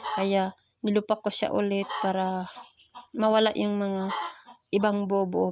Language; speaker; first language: Filipino; non-native, local second language; Cebuano